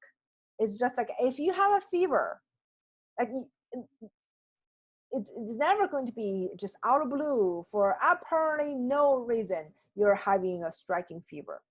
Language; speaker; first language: English; non-native, fluent; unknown